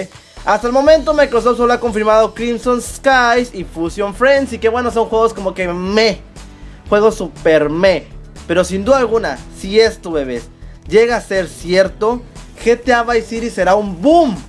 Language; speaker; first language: Spanish; native; Spanish